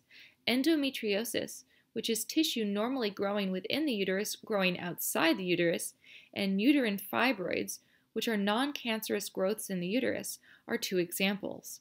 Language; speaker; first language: English; native; English